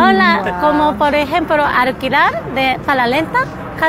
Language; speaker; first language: Spanish; non-native, learner; Japanese